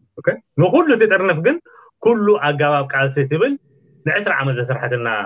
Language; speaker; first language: Tigrinya; native; Tigrinya